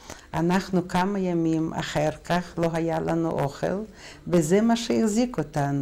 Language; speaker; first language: Hebrew; non-native, fluent; Russian